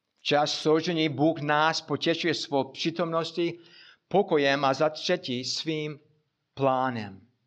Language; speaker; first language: Czech; non-native, fluent; English